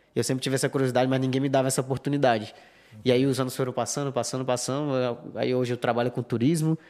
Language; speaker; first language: Portuguese; native; Portuguese